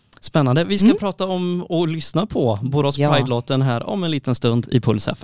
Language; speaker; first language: Swedish; native; Swedish